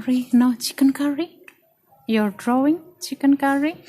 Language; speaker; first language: English; non-native, learner; Indonesian